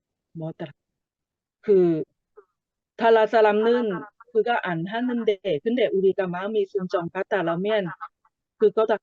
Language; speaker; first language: Korean; non-native, learner; Thai